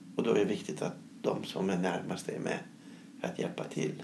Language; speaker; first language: Swedish; non-native, fluent; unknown